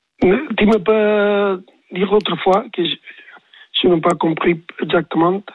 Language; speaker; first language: French; non-native, learner; Spanish